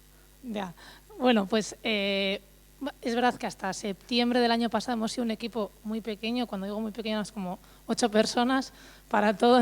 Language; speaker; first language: Spanish; native; Spanish